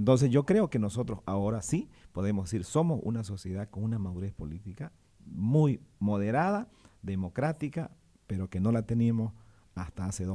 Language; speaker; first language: Spanish; native; Spanish